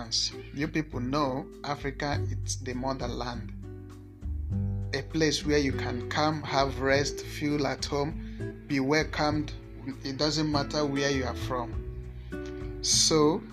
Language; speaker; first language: English; non-native, local second language; Igbo